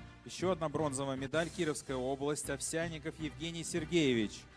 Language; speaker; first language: Russian; native; Russian